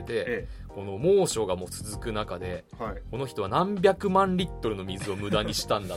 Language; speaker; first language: Japanese; native; Japanese